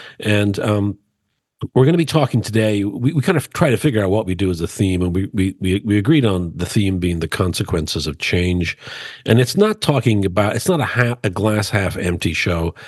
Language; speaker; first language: English; native; English